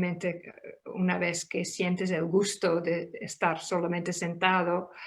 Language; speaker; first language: Spanish; non-native, fluent; Dutch